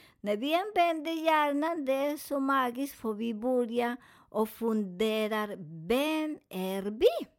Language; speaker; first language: Swedish; non-native, learner; Spanish